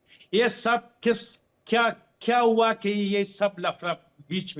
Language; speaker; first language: Hindi; non-native, fluent; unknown